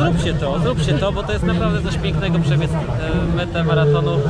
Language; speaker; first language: Polish; native; Polish